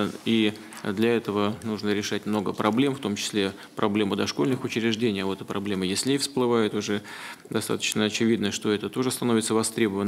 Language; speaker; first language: Russian; native; Russian